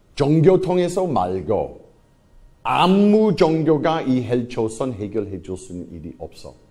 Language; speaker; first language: Korean; non-native, fluent; English